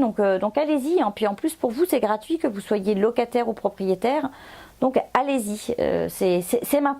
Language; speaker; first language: French; native; French